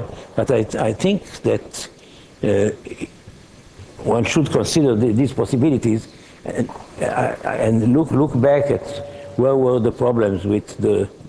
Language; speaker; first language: English; non-native, fluent; Hebrew